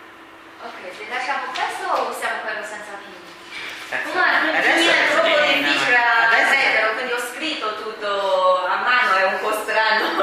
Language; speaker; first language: Italian; non-native, fluent; Chinese